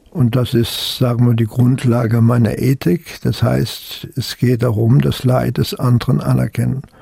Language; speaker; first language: German; native; German